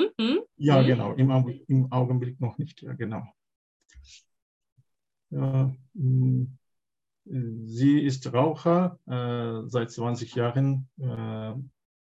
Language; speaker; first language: German; non-native, learner; Turkish